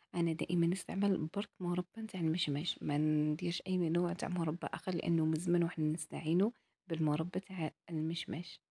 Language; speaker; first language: Arabic; native; Arabic